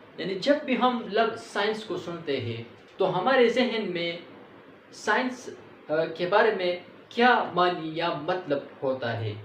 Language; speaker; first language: Urdu; non-native, local second language; Pashto